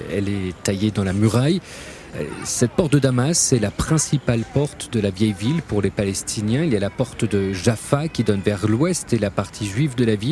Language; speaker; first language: French; native; French